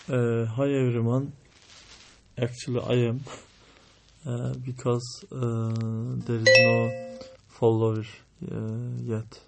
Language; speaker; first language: English; non-native, learner; Turkish